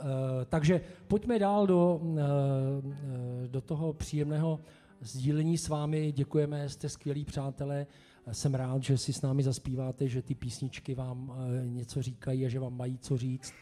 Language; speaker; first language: Czech; native; Czech